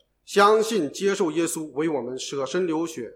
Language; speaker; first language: Chinese; native; Chinese